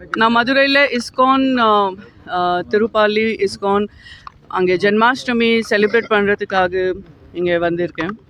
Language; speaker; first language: Tamil; non-native, fluent; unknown